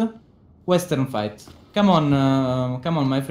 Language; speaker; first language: English; non-native, learner; Italian